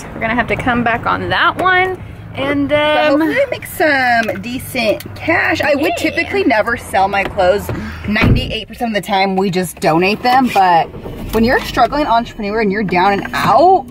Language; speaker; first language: English; native; English